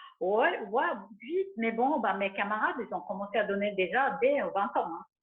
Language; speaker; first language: French; non-native, fluent; Japanese